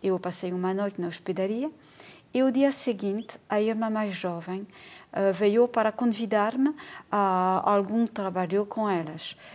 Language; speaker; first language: Portuguese; non-native, fluent; French